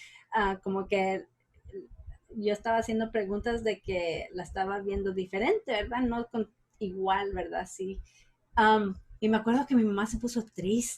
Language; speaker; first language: Spanish; early bilingual, heritage; Spanish